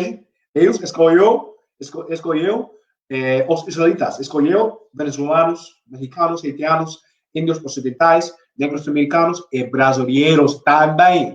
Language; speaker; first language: Portuguese; non-native, learner; English